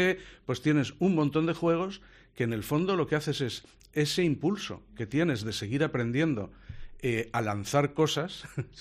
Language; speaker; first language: Spanish; native; Spanish